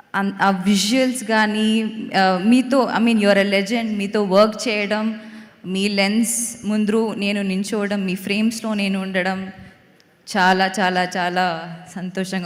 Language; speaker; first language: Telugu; non-native, learner; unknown